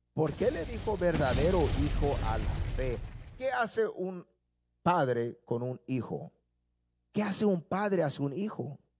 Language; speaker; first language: Spanish; early bilingual, heritage; Spanish